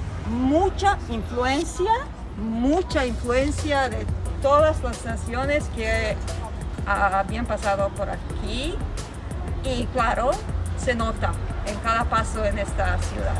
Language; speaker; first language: Spanish; non-native, fluent; Serbian